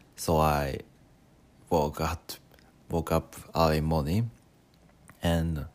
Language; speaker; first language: English; non-native, learner; Japanese